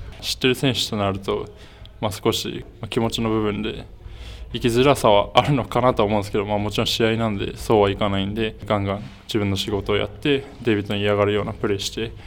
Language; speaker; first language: Japanese; native; Japanese